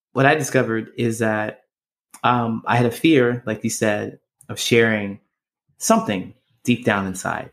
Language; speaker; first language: English; native; English